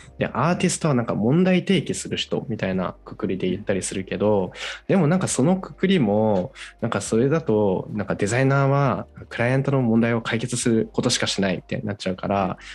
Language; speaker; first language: Japanese; native; Japanese